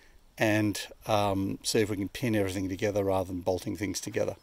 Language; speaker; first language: English; native; English